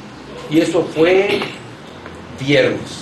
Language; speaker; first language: Spanish; native; Spanish